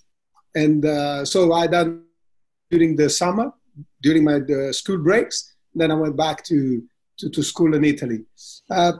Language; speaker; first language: English; non-native, fluent; Italian